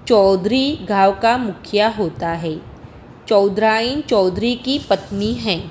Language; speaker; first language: Hindi; non-native, local second language; Gujarati